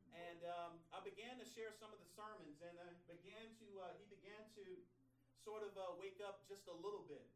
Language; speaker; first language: English; native; English